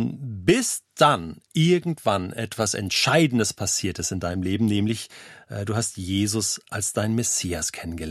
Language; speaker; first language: German; native; German